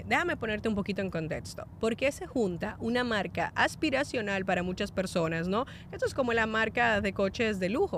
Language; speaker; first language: Spanish; native; Spanish